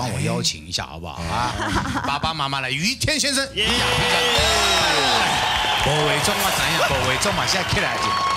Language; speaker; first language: Chinese; native; Chinese